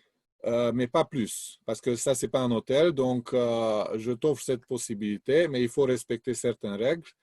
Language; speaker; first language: French; non-native, fluent; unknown